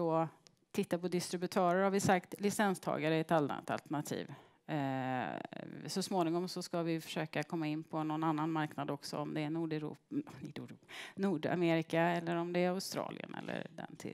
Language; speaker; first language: Swedish; native; Swedish